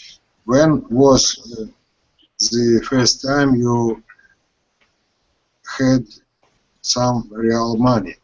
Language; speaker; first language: English; non-native, learner; Russian